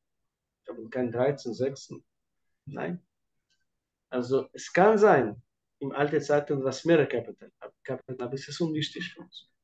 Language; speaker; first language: German; non-native, fluent; Russian